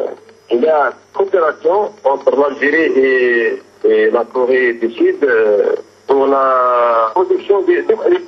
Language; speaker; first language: French; non-native, local second language; Arabic